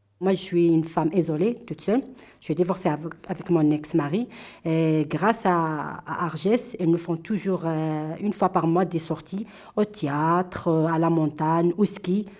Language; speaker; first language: French; non-native, local second language; Arabic